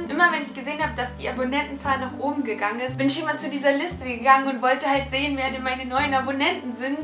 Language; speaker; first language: German; native; German